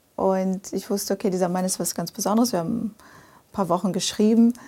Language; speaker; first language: German; early bilingual, other home language; Portuguese